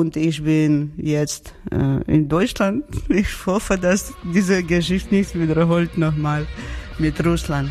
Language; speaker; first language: German; non-native, learner; Georgian